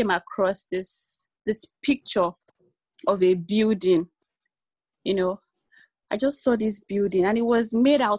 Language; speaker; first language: English; non-native, local second language; Yoruba